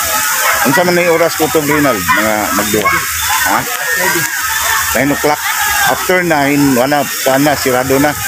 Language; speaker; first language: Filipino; non-native, local second language; Cebuano